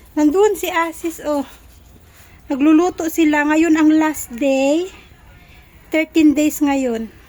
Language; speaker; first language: Filipino; native; Filipino